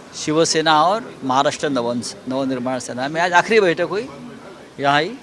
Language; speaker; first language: Hindi; non-native, local second language; Marathi